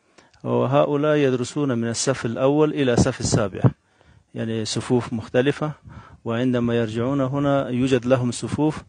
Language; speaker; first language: Arabic; non-native, fluent; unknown